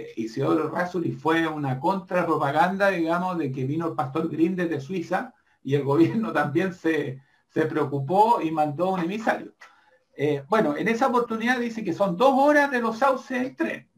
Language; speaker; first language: Spanish; native; Spanish